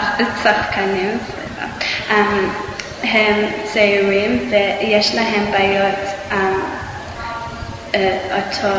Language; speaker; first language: Hebrew; non-native, learner; English